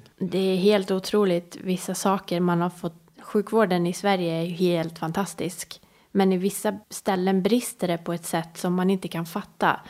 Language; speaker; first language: Swedish; early bilingual, other home language; Persian